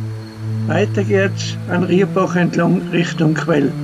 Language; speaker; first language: German; native; German